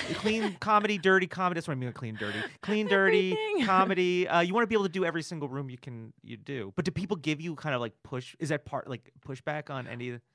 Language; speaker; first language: English; native; English